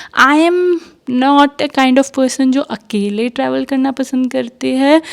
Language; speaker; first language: Hindi; native; Hindi